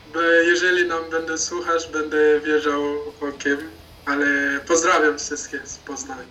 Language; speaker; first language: Polish; non-native, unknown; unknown